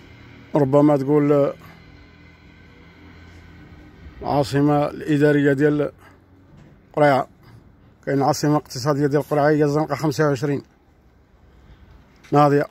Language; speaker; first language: Arabic; native; Arabic